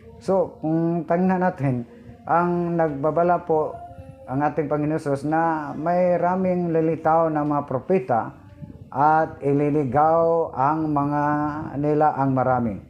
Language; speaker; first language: Filipino; non-native, local second language; Cebuano